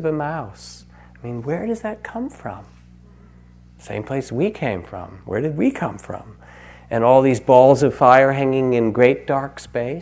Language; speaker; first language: English; native; English